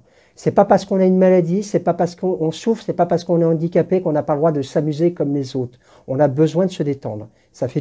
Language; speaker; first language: French; native; French